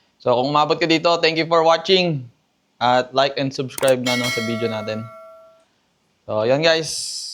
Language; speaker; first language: Filipino; non-native, local second language; Cebuano